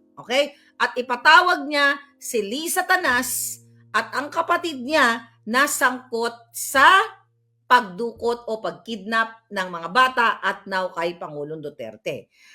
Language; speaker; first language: Filipino; native; Filipino